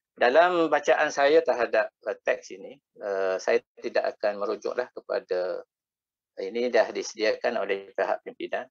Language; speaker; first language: Malay; native; Malay